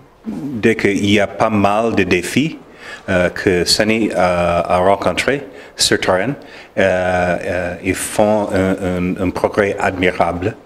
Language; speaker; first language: French; non-native, learner; English